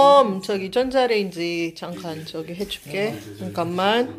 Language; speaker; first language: Korean; non-native, learner; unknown